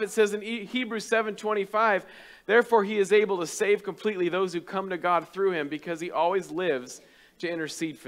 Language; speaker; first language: English; native; English